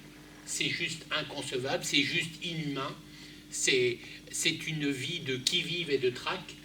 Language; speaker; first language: French; native; French